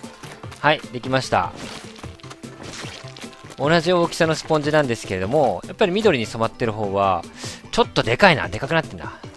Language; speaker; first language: Japanese; native; Japanese